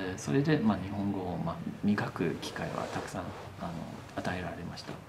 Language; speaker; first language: Japanese; non-native, fluent; English